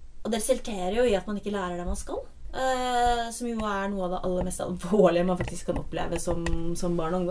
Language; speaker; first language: Norwegian; native; Norwegian